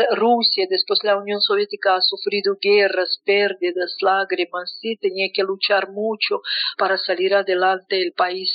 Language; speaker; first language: Spanish; non-native, fluent; Russian